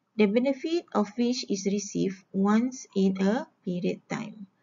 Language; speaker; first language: English; non-native, local second language; Malay